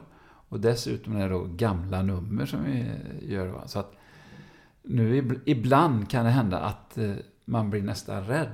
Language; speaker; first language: Swedish; native; Swedish